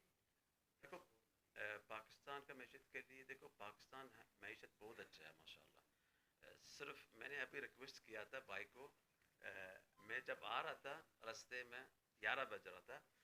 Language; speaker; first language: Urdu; non-native, fluent; Arabic